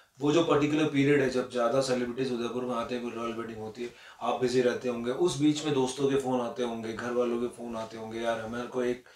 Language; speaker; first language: Hindi; native; Hindi